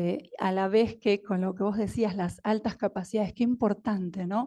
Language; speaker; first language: Spanish; native; Spanish